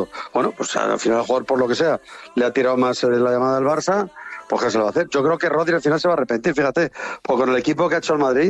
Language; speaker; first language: Spanish; native; Spanish